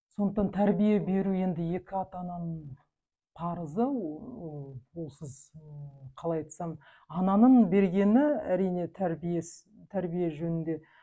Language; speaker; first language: Kazakh; non-native, local second language; Russian